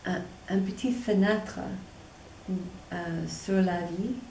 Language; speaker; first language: French; non-native, fluent; English